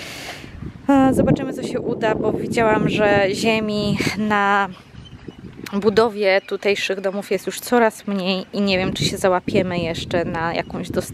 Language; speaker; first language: Polish; native; Polish